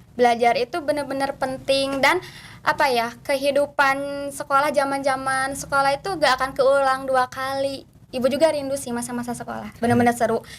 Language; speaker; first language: Indonesian; non-native, local second language; Sundanese